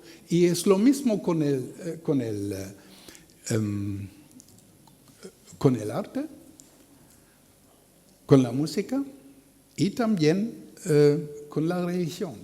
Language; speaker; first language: Spanish; non-native, learner; German